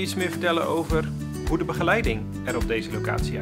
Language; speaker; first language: Dutch; native; Dutch